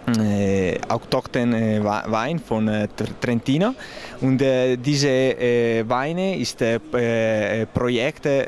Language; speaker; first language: German; non-native, learner; Italian